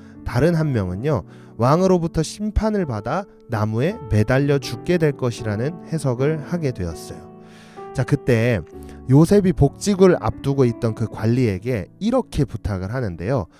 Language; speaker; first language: Korean; native; Korean